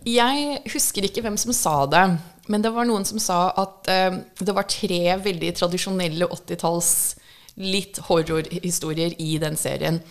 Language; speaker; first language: Norwegian; early bilingual, other home language; English